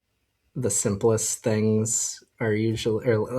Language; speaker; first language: English; native; English